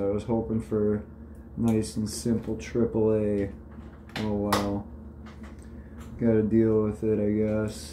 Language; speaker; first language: English; native; English